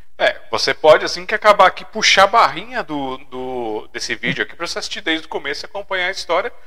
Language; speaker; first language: Portuguese; native; Portuguese